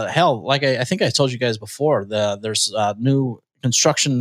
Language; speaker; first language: English; native; English